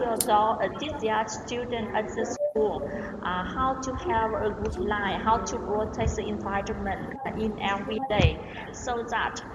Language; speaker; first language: English; non-native, learner; Vietnamese